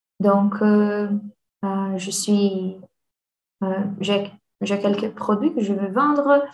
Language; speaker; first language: French; non-native, learner; Portuguese